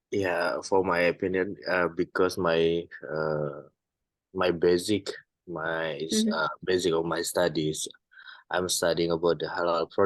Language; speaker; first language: English; non-native, fluent; Indonesian